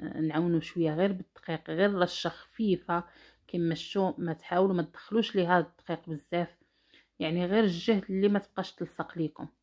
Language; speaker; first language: Arabic; native; Arabic